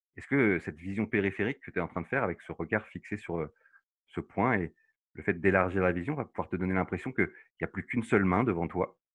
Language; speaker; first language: French; native; French